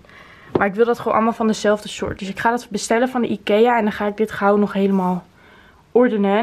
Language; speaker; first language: Dutch; native; Dutch